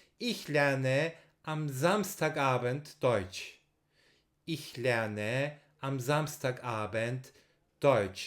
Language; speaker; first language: German; non-native, fluent; Turkish